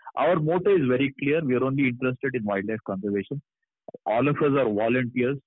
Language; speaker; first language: English; non-native, local second language; Kannada